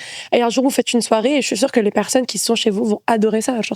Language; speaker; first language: French; native; French